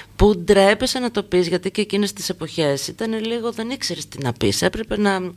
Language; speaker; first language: Greek; native; Greek